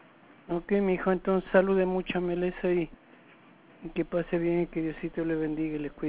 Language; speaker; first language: Spanish; native; Spanish